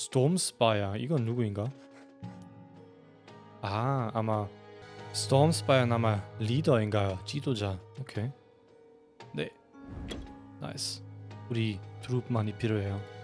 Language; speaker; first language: Korean; non-native, fluent; German